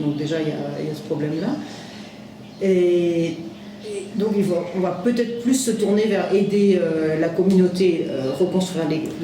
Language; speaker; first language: French; native; French